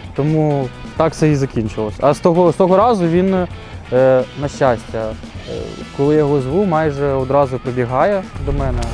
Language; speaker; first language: Ukrainian; native; Ukrainian